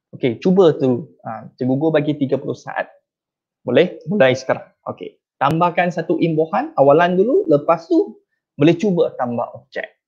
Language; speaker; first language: Malay; non-native, local second language; Chinese